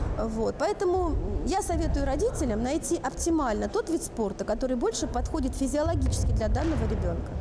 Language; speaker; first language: Russian; native; Russian